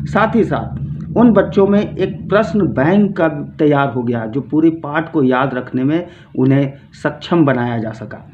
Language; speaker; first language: Hindi; native; Hindi